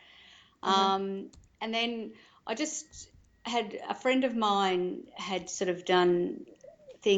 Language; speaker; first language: English; native; English